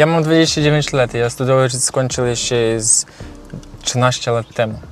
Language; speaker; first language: Polish; non-native, learner; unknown